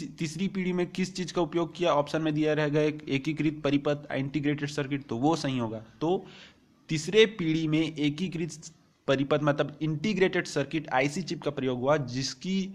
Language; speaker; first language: Hindi; native; Hindi